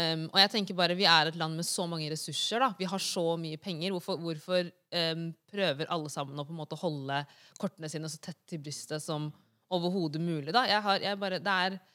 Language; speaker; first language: Norwegian; early bilingual, other home language; Wolof